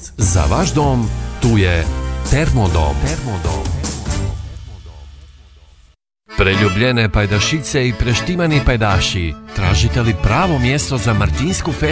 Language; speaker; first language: Croatian; native; Croatian